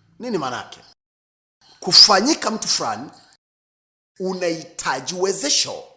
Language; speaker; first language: Swahili; native; Swahili